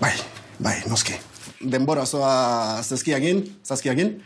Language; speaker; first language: Basque; non-native, learner; Spanish